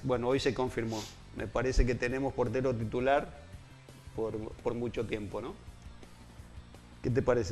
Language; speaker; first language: Spanish; native; Spanish